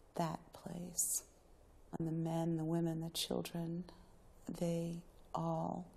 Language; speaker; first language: English; native; English